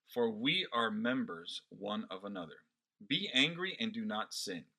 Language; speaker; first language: English; non-native, fluent; Portuguese